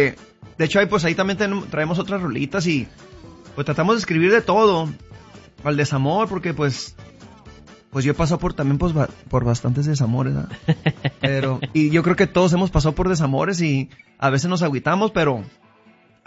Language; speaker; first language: Spanish; early bilingual, heritage; Spanish